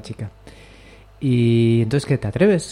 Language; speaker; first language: Spanish; native; Spanish